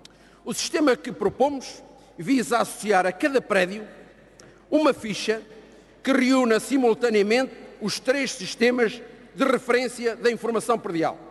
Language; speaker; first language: Portuguese; native; Portuguese